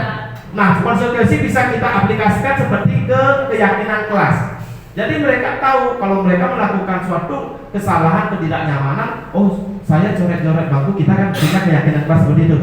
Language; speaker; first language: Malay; non-native, local second language; Balinese